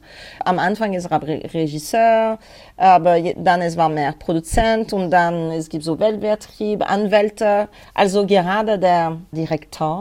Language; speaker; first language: German; non-native, learner; French